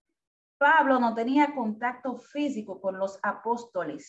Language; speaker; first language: Spanish; non-native, fluent; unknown